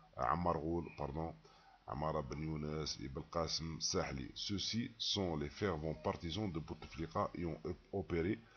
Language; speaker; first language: French; non-native, local second language; Arabic